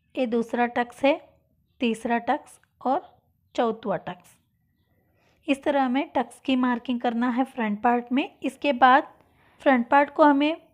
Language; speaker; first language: Hindi; non-native, local second language; Kannada